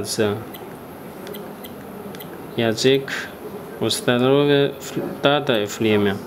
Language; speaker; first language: Russian; non-native, learner; Chinese